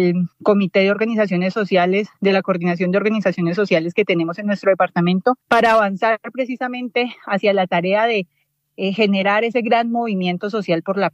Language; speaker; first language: Spanish; native; Spanish